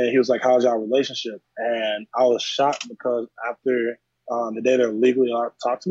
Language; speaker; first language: English; native; English